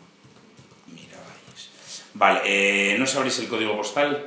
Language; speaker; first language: Spanish; native; Spanish